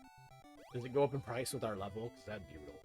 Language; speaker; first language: English; native; English